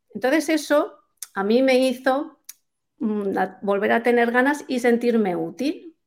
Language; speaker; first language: Spanish; native; Spanish